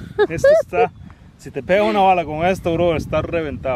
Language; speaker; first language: Spanish; native; Spanish